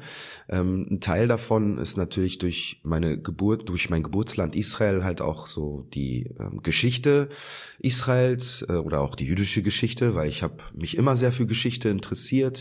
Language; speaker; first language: German; native; German